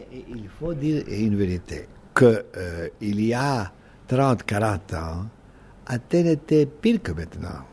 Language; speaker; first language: French; non-native, fluent; Greek